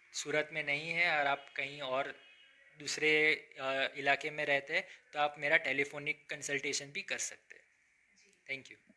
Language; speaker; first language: Hindi; non-native, local second language; Gujarati